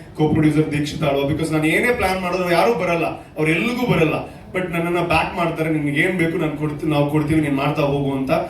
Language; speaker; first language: Kannada; non-native, local second language; Tulu